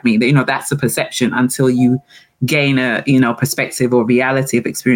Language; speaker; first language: English; native; English